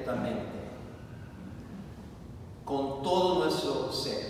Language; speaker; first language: Spanish; non-native, fluent; English